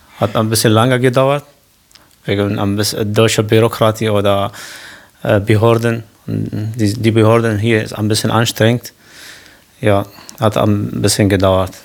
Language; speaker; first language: German; non-native, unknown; Kurdish